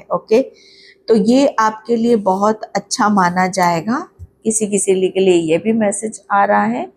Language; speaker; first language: Hindi; native; Hindi